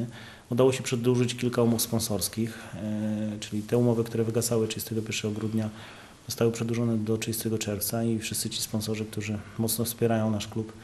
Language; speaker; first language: Polish; native; Polish